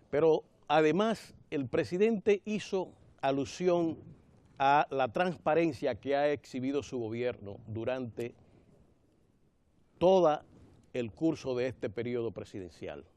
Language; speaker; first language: Spanish; native; Spanish